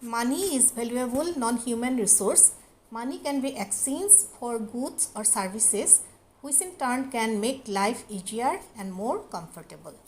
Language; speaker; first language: English; non-native, local second language; Assamese